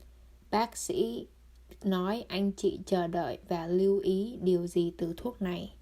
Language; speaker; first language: Vietnamese; early bilingual, heritage; Vietnamese